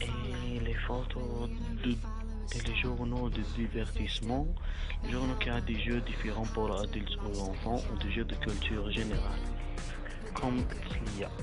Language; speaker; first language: French; non-native, learner; Arabic